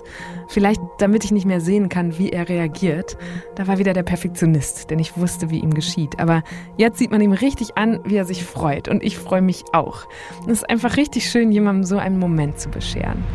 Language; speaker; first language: German; native; German